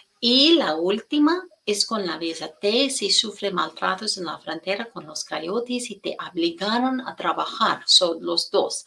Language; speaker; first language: Spanish; non-native, fluent; English